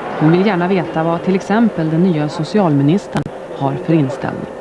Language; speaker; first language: Swedish; native; Swedish